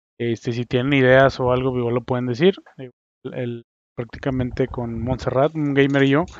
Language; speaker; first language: Spanish; native; Spanish